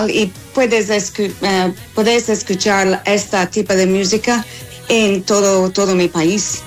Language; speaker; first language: Spanish; non-native, fluent; English